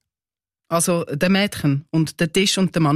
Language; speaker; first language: German; native; German